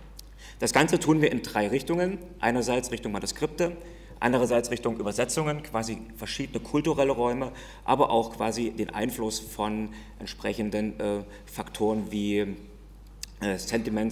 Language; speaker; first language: German; native; German